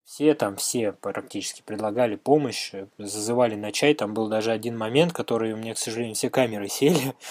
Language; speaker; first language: Russian; native; Russian